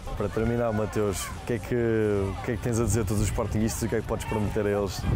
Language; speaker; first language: Portuguese; native; Portuguese